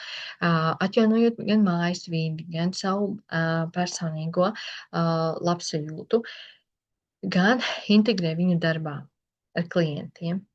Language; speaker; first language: Latvian; native; Latvian